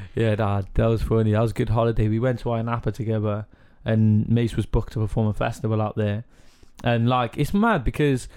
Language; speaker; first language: English; native; English